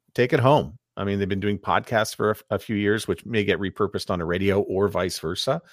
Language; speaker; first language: English; native; English